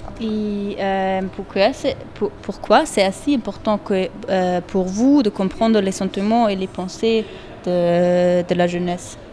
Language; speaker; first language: French; non-native, learner; German